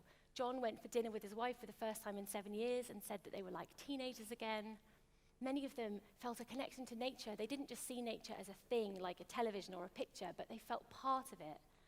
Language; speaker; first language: English; native; English